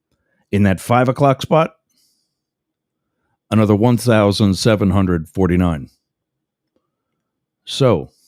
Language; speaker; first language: English; native; English